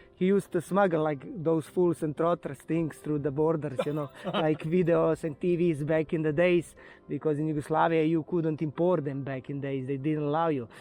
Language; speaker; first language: English; non-native, fluent; Slovenian